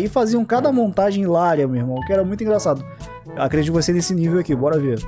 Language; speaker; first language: Portuguese; native; Portuguese